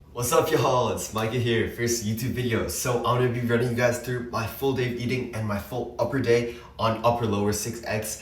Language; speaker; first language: English; native; English